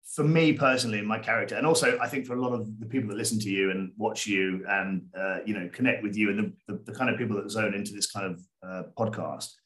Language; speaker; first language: English; native; English